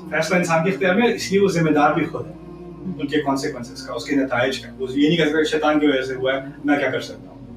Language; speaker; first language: Urdu; early bilingual, heritage; Urdu